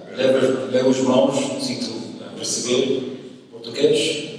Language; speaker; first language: Portuguese; early bilingual, heritage; English